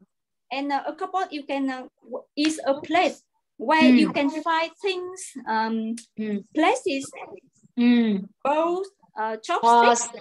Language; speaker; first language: English; non-native, learner; Vietnamese